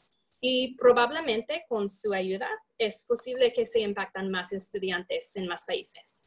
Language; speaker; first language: Spanish; non-native, fluent; English